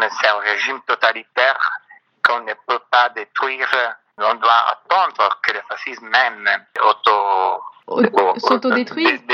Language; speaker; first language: French; non-native, fluent; Italian